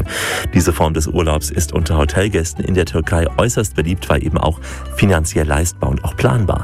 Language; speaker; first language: German; native; German